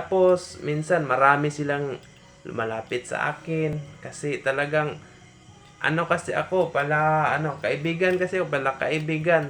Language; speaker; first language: Filipino; non-native, fluent; English